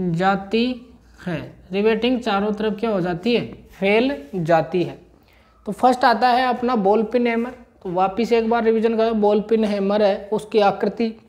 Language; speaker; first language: Hindi; native; Hindi